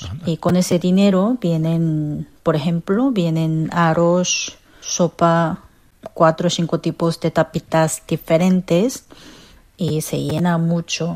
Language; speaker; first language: Spanish; non-native, fluent; Korean